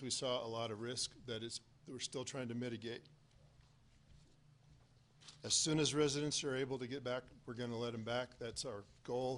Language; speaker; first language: English; native; English